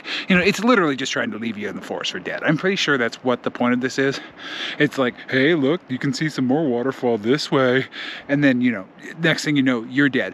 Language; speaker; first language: English; native; English